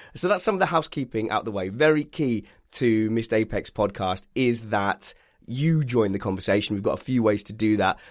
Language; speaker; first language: English; native; English